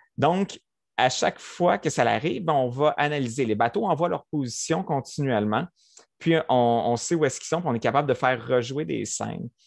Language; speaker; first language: French; native; French